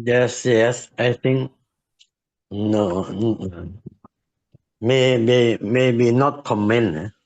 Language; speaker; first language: English; non-native, learner; Thai